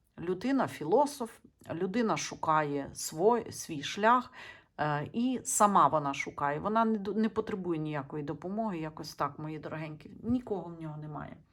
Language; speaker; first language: Ukrainian; non-native, local second language; Russian